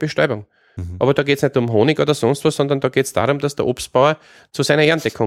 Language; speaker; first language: German; native; German